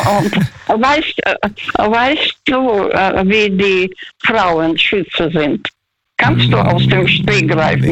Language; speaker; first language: German; non-native, fluent; Russian